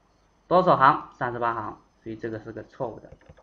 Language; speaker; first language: Chinese; native; Chinese